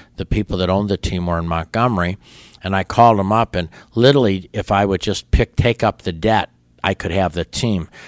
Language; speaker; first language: English; native; English